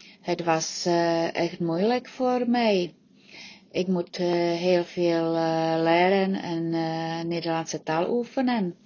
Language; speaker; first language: Dutch; non-native, learner; Czech